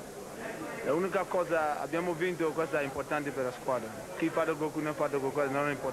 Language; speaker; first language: Italian; non-native, learner; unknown